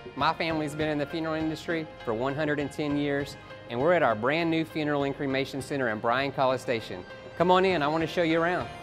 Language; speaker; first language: English; native; English